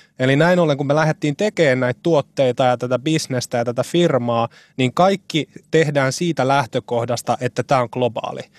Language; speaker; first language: Finnish; native; Finnish